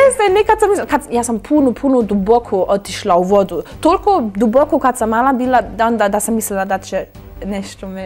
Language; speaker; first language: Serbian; early bilingual, heritage; German